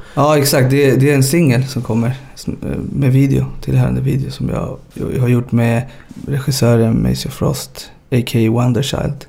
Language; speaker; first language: Swedish; early bilingual, other home language; Spanish